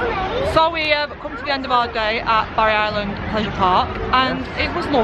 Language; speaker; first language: English; native; English